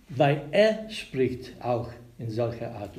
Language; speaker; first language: German; non-native, learner; Polish